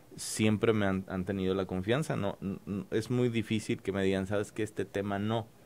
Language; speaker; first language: Spanish; native; Spanish